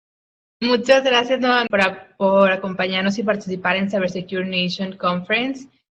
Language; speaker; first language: Spanish; native; Spanish